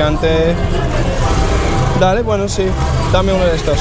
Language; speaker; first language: Spanish; non-native, fluent; English